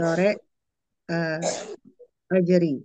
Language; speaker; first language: Arabic; non-native, learner; Indonesian